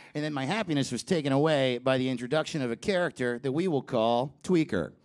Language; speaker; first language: English; native; English